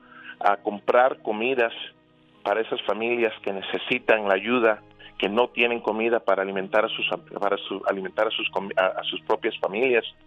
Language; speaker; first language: Spanish; early bilingual, other home language; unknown